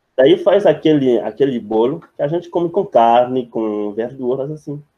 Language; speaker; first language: Portuguese; non-native, fluent; French